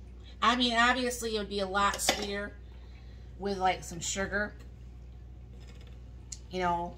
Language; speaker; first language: English; native; English